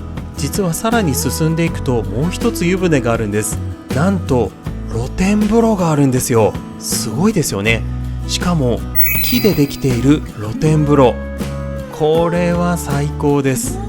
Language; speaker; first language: Japanese; native; Japanese